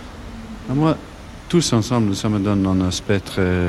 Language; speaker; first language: French; non-native, fluent; German